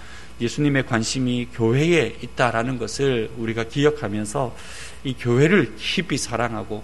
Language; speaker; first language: Korean; native; Korean